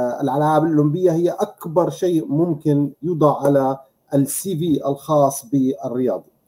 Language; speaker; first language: Arabic; native; Arabic